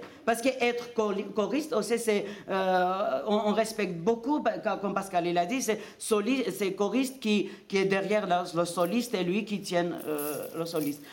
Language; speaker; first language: French; non-native, fluent; Armenian